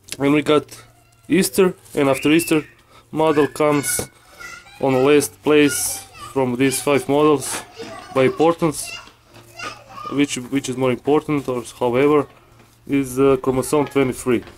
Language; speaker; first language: English; non-native, learner; Croatian